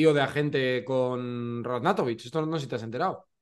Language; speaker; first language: Spanish; native; Spanish